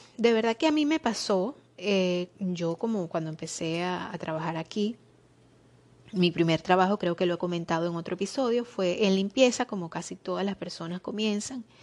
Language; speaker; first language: Spanish; native; Spanish